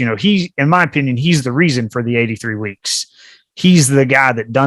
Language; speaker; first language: English; native; English